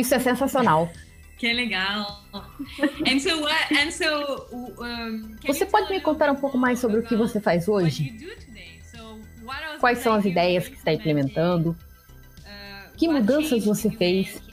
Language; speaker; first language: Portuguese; non-native, learner; English